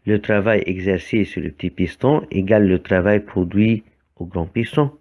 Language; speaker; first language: French; non-native, fluent; Arabic